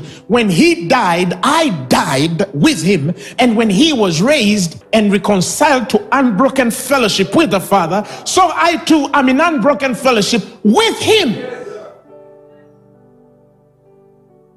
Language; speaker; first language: English; non-native, local second language; Ganda